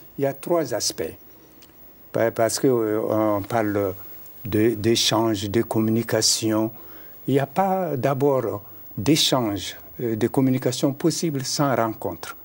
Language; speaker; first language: French; non-native, local second language; Mandingo